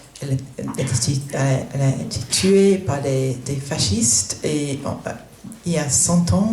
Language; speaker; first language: French; non-native, fluent; English